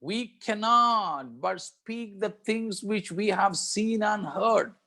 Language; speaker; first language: English; non-native, local second language; Malayalam